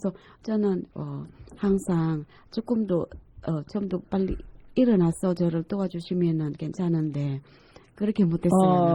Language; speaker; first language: Korean; non-native, fluent; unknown